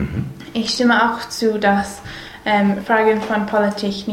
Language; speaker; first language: German; non-native, learner; English